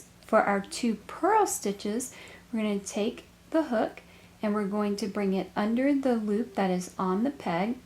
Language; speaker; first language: English; native; English